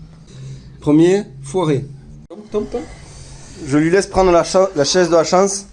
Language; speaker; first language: French; native; French